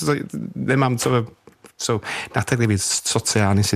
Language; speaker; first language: Czech; non-native, fluent; English